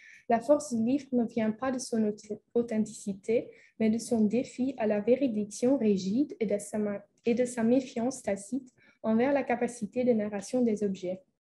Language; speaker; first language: French; non-native, fluent; Dutch